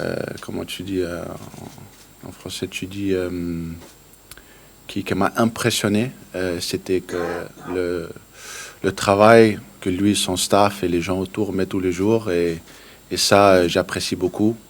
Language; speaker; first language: French; non-native, learner; Danish